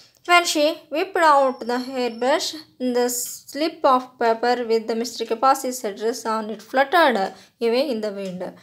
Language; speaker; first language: English; non-native, local second language; Telugu